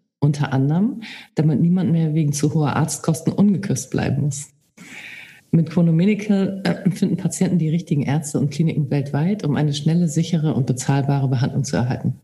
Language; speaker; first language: German; native; German